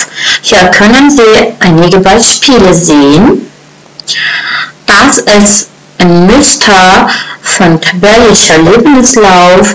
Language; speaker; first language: German; non-native, fluent; Uzbek